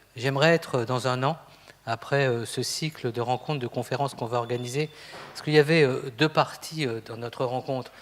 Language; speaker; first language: French; native; French